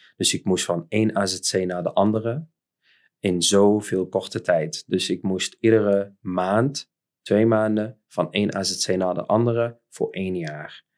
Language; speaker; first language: Dutch; non-native, fluent; Arabic